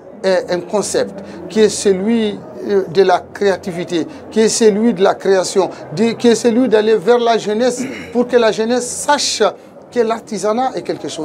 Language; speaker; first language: French; non-native, local second language; Tamasheq